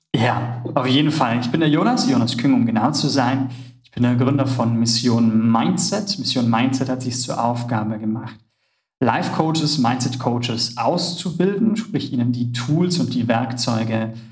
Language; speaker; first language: German; native; German